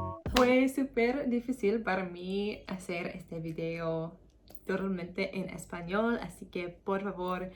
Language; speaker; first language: Spanish; non-native, learner; English